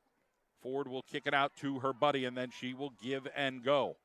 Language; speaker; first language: English; native; English